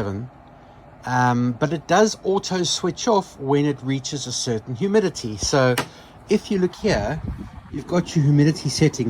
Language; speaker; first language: English; native; English